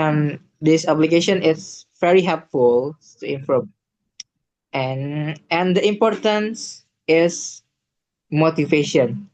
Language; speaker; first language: English; non-native, learner; Indonesian